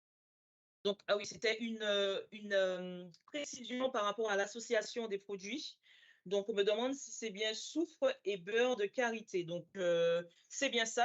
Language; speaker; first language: French; native; French